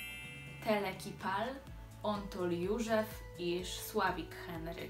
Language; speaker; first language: Hungarian; non-native, learner; Polish